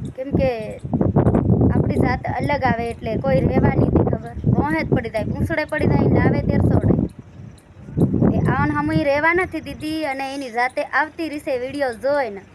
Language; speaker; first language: Gujarati; non-native, local second language; Bhili